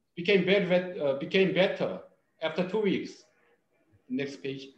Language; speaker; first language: English; non-native, learner; Korean